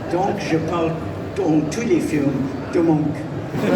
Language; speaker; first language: French; non-native, learner; English